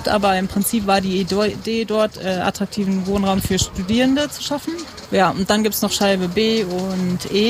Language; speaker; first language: German; native; German